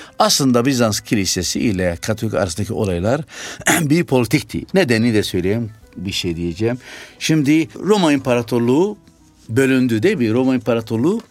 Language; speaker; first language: Turkish; non-native, fluent; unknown